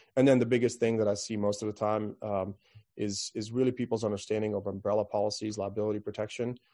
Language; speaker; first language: English; non-native, fluent; Croatian